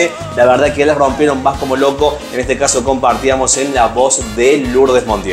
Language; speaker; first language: Spanish; native; Spanish